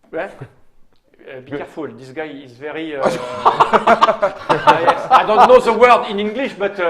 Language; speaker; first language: English; non-native, learner; French